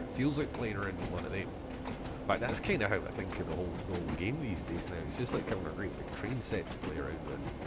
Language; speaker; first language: English; native; English